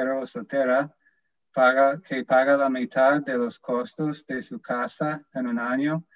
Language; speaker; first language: Spanish; non-native, fluent; English